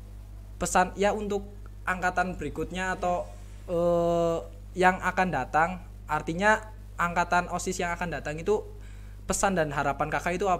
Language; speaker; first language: Indonesian; native; Indonesian